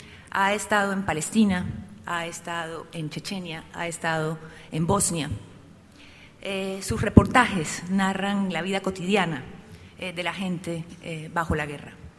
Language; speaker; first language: Spanish; native; Spanish